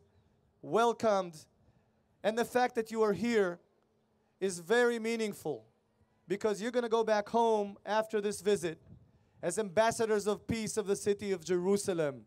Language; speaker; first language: English; non-native, fluent; Hebrew